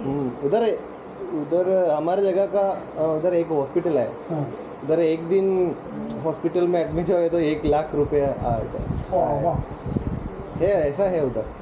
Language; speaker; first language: Hindi; non-native, local second language; Malayalam